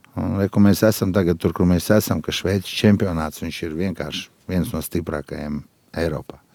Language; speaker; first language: Latvian; native; Latvian